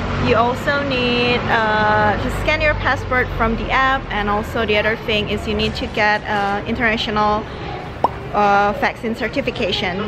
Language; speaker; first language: English; non-native, fluent; Indonesian